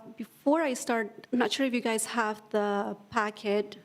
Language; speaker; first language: English; non-native, fluent; Spanish